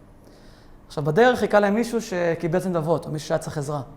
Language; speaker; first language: Hebrew; native; Hebrew